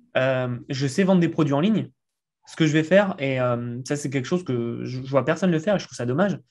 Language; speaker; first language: French; native; French